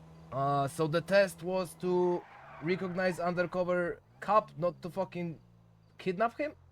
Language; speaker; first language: English; non-native, learner; Polish